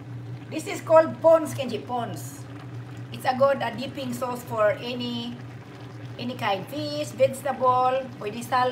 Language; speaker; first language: English; non-native, local second language; Filipino